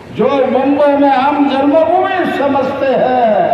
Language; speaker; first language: Hindi; non-native, local second language; Marathi